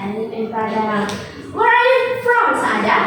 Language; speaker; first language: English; non-native, fluent; Indonesian